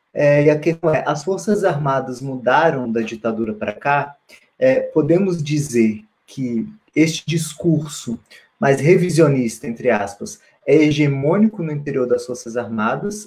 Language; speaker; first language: Portuguese; native; Portuguese